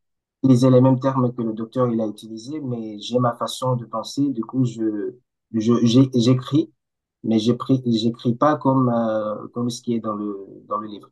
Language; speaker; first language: French; non-native, local second language; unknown